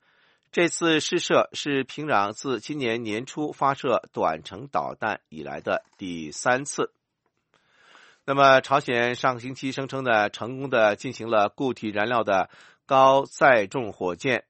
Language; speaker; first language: Chinese; native; Chinese